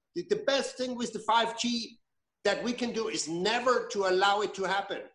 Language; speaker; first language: English; non-native, fluent; German